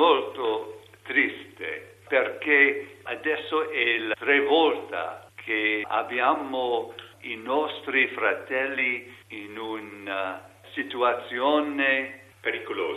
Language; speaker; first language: Italian; non-native, learner; English